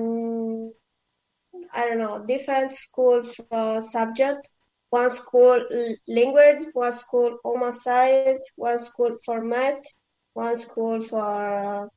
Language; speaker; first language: English; non-native, learner; Italian